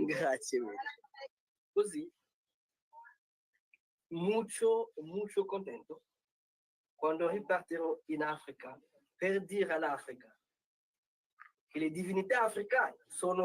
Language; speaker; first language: Italian; non-native, fluent; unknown